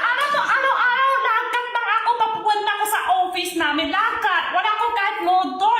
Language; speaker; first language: Filipino; non-native, learner; Chinese